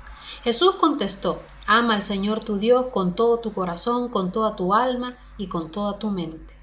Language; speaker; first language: Spanish; native; Spanish